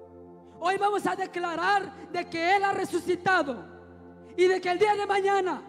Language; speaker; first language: Spanish; native; Spanish